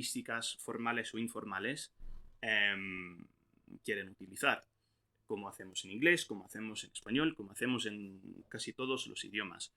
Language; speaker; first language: Spanish; non-native, fluent; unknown